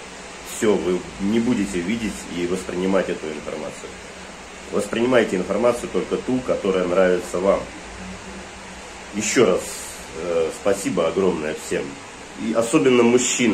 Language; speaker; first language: Russian; native; Russian